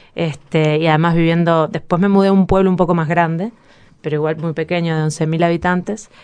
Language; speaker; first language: Spanish; native; Spanish